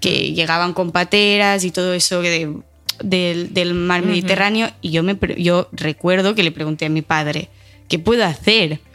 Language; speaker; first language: Spanish; non-native, local second language; Catalan